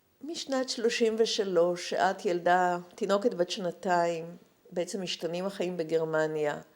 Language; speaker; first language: Hebrew; native; Hebrew